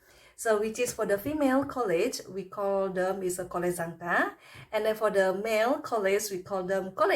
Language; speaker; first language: English; non-native, learner; Indonesian